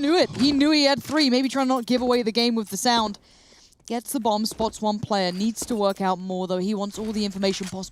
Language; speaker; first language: English; native; English